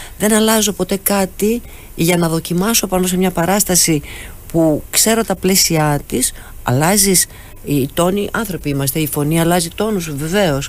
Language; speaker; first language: Greek; native; Greek